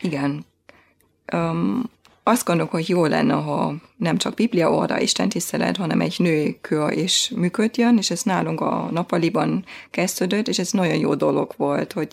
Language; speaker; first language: Hungarian; non-native, fluent; German